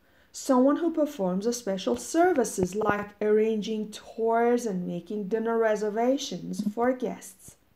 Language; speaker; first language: English; non-native, fluent; Persian